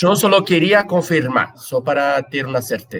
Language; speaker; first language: Spanish; non-native, fluent; Portuguese